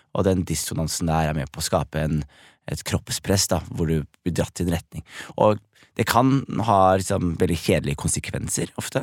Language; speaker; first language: Norwegian; early bilingual, other home language; Somali